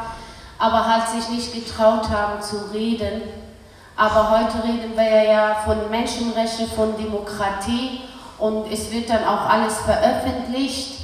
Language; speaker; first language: German; early bilingual, other home language; Kurdish